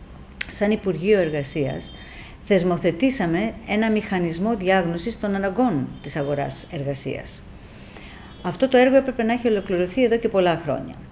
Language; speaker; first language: Greek; native; Greek